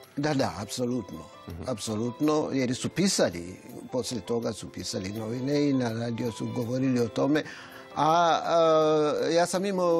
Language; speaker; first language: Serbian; non-native, fluent; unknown